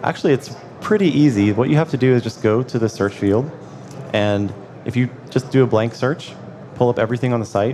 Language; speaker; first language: English; native; English